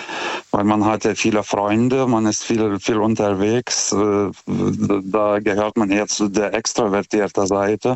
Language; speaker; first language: German; non-native, fluent; Lithuanian